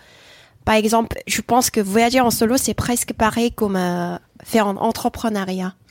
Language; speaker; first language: French; non-native, fluent; Korean